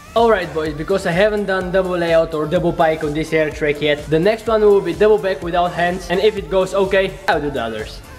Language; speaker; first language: English; non-native, fluent; Bulgarian